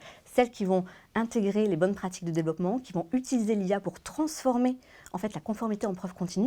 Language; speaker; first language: French; native; French